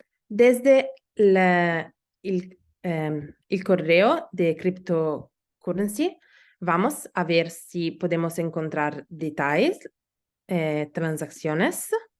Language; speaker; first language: Spanish; non-native, learner; Italian